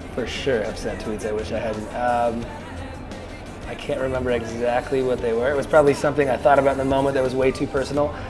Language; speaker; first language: English; native; English